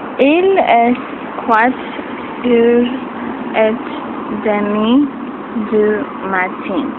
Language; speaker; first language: French; non-native, learner; English